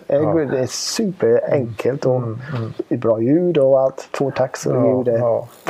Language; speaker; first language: Swedish; non-native, fluent; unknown